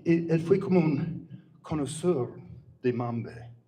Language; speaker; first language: Spanish; non-native, fluent; English